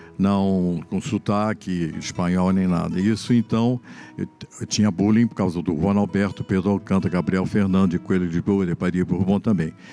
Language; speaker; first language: Portuguese; early bilingual, other home language; Spanish